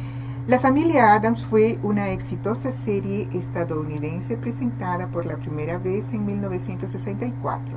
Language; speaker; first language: Spanish; non-native, fluent; Portuguese